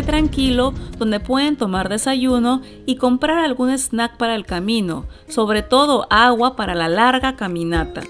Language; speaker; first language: Spanish; native; Spanish